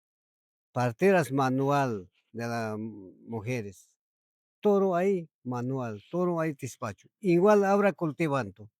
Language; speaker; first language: Spanish; non-native, local second language; Quechua